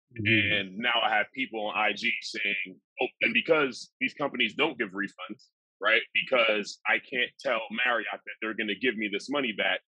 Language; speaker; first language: English; native; English